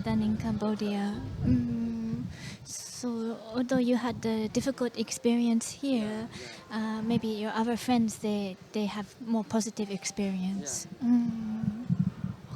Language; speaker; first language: English; non-native, fluent; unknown